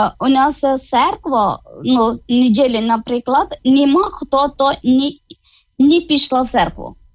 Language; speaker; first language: Ukrainian; non-native, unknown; Malayalam